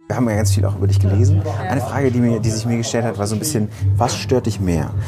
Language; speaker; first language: German; native; German